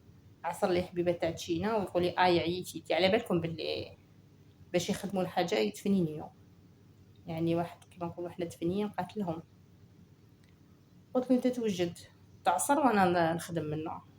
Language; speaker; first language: Arabic; native; Arabic